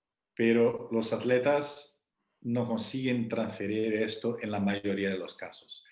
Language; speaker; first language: Spanish; non-native, fluent; Portuguese